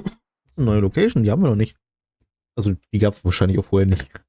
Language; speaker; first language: German; native; German